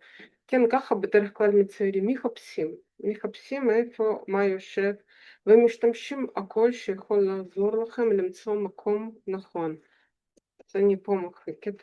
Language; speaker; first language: Hebrew; non-native, fluent; Russian